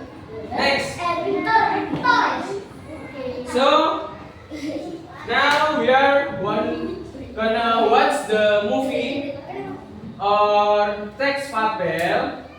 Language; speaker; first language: English; non-native, learner; Indonesian